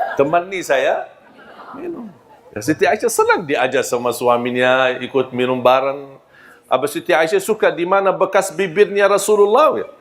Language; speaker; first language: Malay; non-native, fluent; Arabic